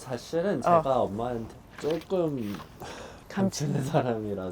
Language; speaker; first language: Korean; early bilingual, heritage; English